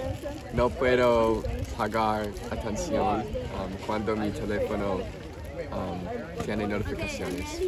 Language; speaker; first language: Spanish; non-native, learner; English